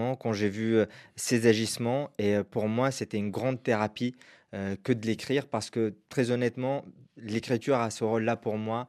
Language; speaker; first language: French; non-native, local second language; Arabic